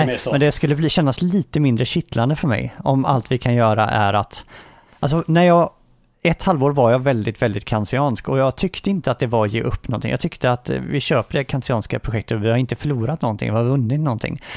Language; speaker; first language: Swedish; native; Swedish